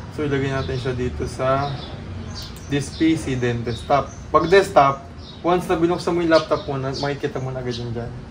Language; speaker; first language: Filipino; native; Filipino